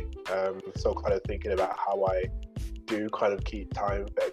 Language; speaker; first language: English; native; English